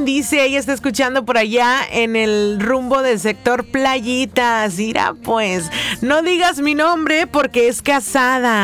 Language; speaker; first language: Spanish; native; Spanish